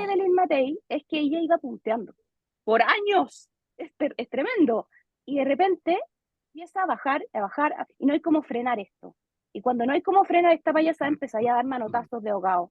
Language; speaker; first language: Spanish; native; Spanish